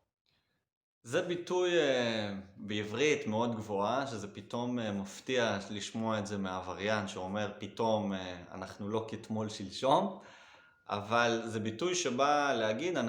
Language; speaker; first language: Hebrew; native; Hebrew